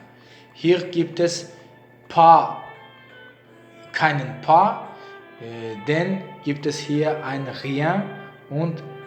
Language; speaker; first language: German; non-native, learner; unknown